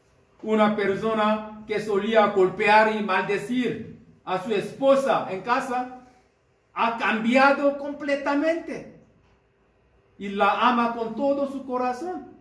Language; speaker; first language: Spanish; non-native, fluent; Korean